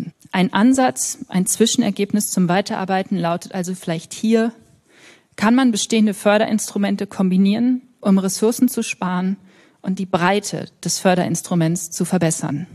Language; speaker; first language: German; native; German